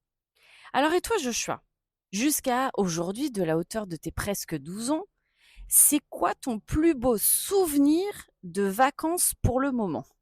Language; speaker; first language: French; native; French